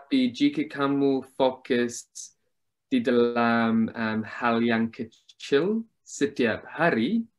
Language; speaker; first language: Indonesian; non-native, learner; English